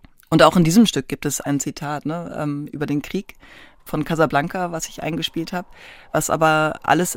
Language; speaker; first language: German; native; German